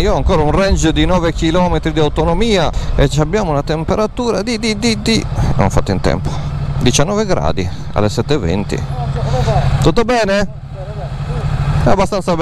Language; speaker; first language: Italian; native; Italian